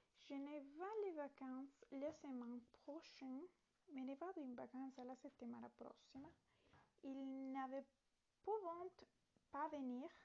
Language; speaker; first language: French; non-native, learner; Italian